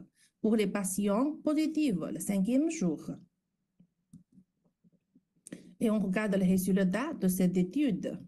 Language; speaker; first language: French; non-native, fluent; Chinese